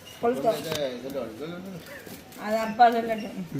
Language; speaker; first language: Tamil; native; Tamil